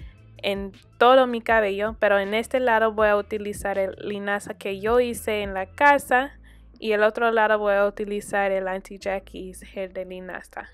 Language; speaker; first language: Spanish; early bilingual, heritage; Spanish